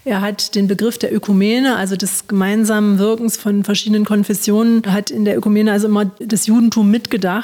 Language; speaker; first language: German; native; German